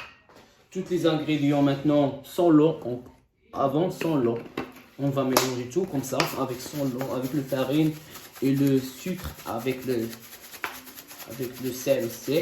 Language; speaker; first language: French; non-native, local second language; Arabic